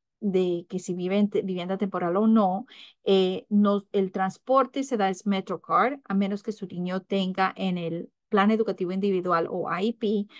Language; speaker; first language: Spanish; early bilingual, heritage; English